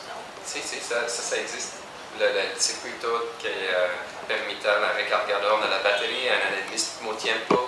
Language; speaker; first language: Spanish; non-native, learner; French